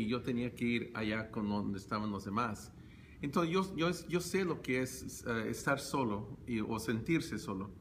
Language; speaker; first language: Spanish; early bilingual, heritage; Spanish